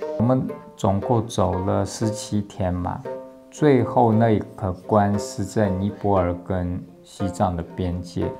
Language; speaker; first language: Chinese; non-native, local second language; Tibetan